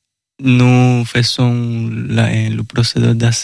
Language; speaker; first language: French; non-native, learner; Spanish